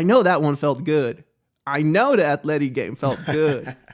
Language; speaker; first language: English; native; English